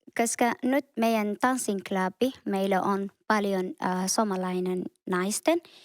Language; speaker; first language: Finnish; non-native, learner; Somali